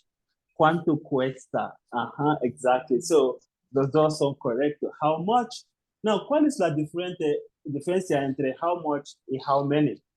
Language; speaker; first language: Spanish; non-native, fluent; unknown